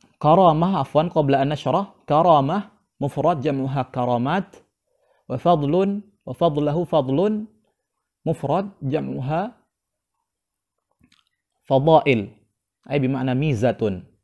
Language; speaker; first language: Arabic; non-native, fluent; Indonesian